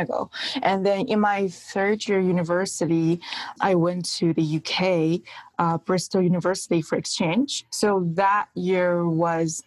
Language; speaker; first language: English; non-native, fluent; Chinese